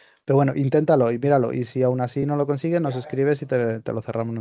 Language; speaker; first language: Spanish; native; Spanish